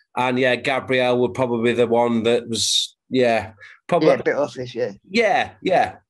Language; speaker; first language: English; native; English